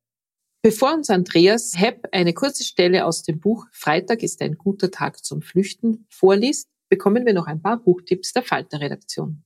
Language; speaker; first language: German; native; German